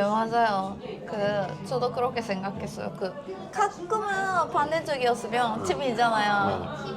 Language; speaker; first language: Korean; non-native, fluent; Japanese